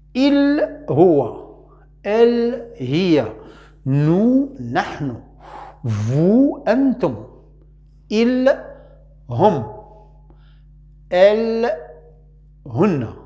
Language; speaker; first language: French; non-native, local second language; Arabic